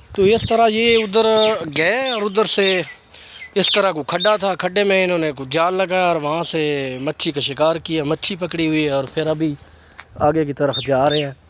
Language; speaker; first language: Urdu; non-native, local second language; Punjabi